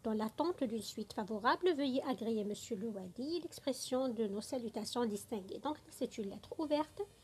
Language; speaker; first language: French; non-native, local second language; Arabic